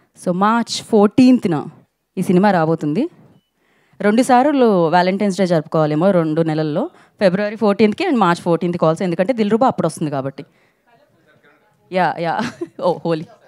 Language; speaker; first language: Telugu; native; Telugu